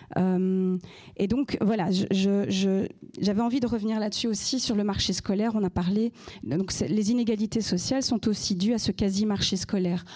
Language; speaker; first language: French; native; French